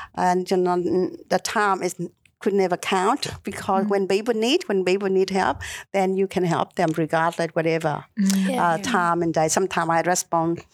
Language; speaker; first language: English; non-native, learner; Vietnamese